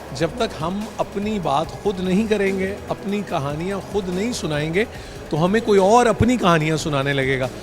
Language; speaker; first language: Urdu; native; Urdu